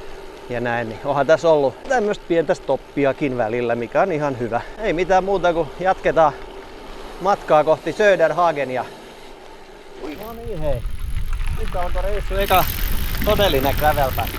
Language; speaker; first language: Finnish; native; Finnish